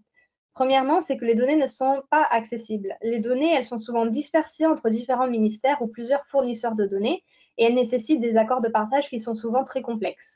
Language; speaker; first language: French; native; French